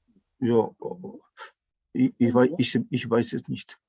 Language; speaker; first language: German; non-native, learner; Japanese